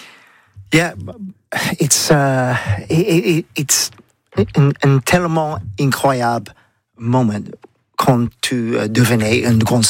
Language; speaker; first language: French; non-native, learner; English